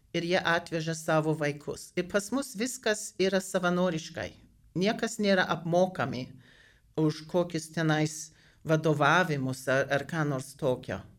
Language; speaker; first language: Lithuanian; early bilingual, heritage; Lithuanian